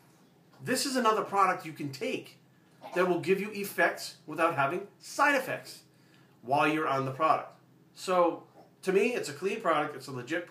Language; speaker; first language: English; native; English